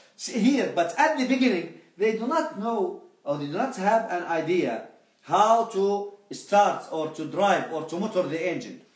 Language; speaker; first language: English; non-native, fluent; Arabic